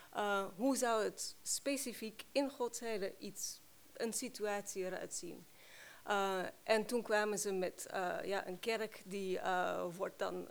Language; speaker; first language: Dutch; non-native, fluent; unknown